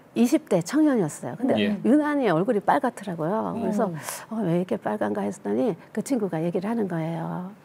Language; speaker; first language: Korean; native; Korean